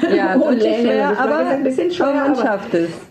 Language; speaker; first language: German; non-native, learner; Spanish